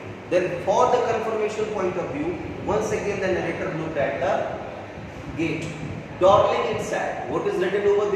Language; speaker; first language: English; non-native, local second language; Hindi